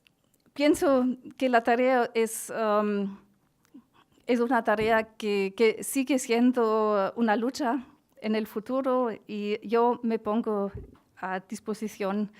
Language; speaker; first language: Spanish; non-native, fluent; German